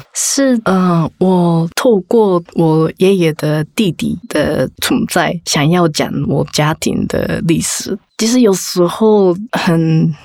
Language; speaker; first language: Chinese; non-native, fluent; Japanese